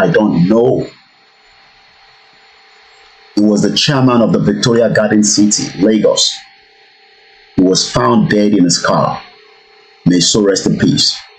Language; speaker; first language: English; non-native, local second language; Yoruba